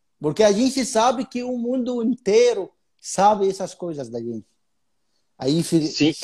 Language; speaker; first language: Portuguese; non-native, fluent; Arabic